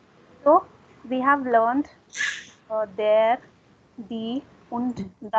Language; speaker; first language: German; non-native, fluent; Hindi